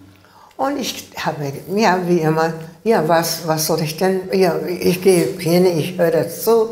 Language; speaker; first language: German; non-native, learner; English